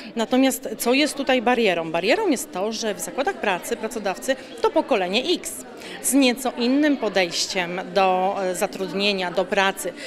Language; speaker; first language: Polish; native; Polish